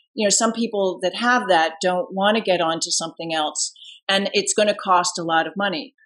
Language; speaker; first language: English; native; English